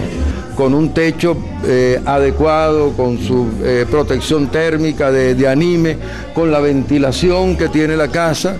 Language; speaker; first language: Spanish; native; Spanish